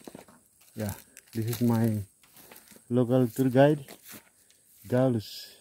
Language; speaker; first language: English; non-native, learner; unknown